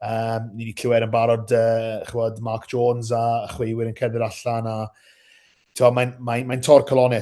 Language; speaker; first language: Welsh; native; Welsh